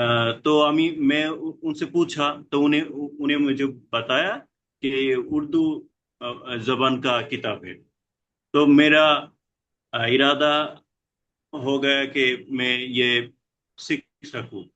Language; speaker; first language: Hindi; non-native, learner; Bangla